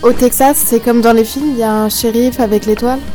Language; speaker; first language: French; native; French